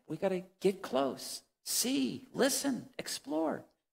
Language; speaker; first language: English; native; English